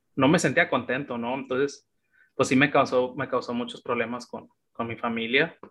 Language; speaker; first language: Spanish; native; Spanish